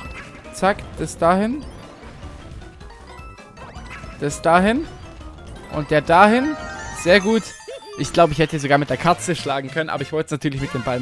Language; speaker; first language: German; native; German